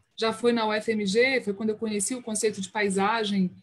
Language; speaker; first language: Portuguese; native; Portuguese